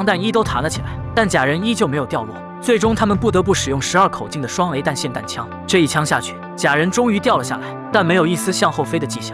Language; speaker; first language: Chinese; native; Chinese